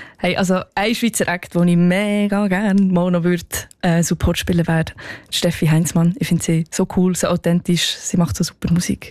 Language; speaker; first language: German; native; German